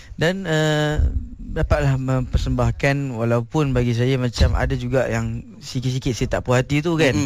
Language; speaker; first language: Malay; native; Malay